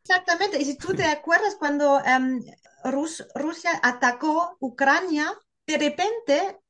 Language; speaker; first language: Spanish; non-native, fluent; German